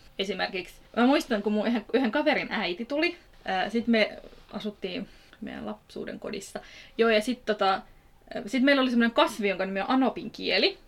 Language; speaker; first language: Finnish; early bilingual, other home language; Kurdish